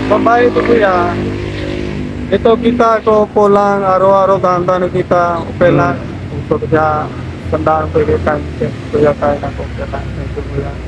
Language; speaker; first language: Filipino; non-native, learner; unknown